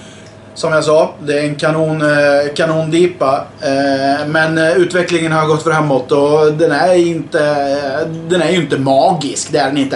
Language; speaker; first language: Swedish; native; Swedish